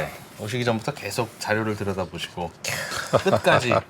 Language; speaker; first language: Korean; native; Korean